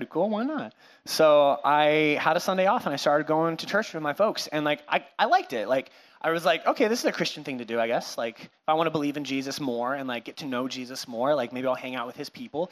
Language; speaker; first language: English; native; English